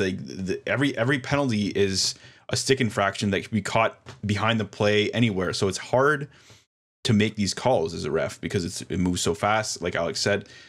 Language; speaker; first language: English; native; English